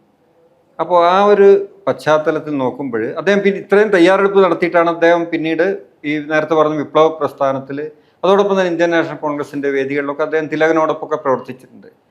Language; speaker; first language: Malayalam; native; Malayalam